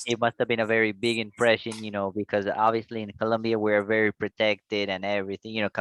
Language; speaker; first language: English; non-native, fluent; Spanish